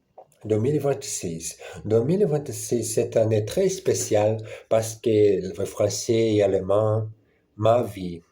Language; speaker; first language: French; non-native, learner; Portuguese